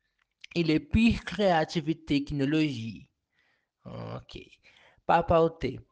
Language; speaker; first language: French; non-native, learner; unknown